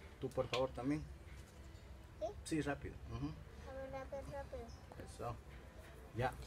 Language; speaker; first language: Spanish; native; Spanish